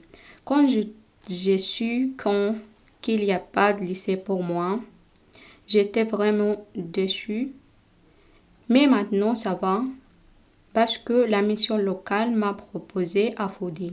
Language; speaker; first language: French; non-native, learner; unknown